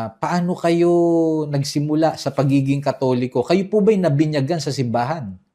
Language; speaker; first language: Filipino; native; Filipino